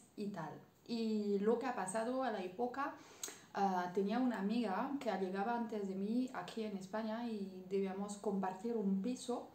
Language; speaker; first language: Spanish; non-native, learner; French